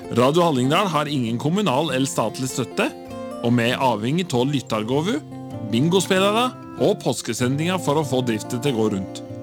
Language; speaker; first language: Norwegian; native; Norwegian